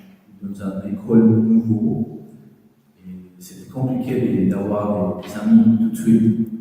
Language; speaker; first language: French; non-native, fluent; Spanish